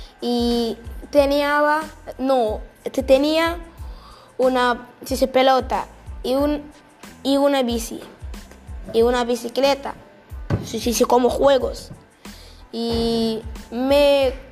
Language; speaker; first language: Spanish; non-native, learner; French